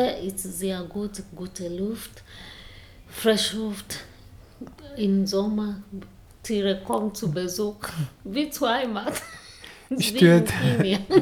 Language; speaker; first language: German; non-native, learner; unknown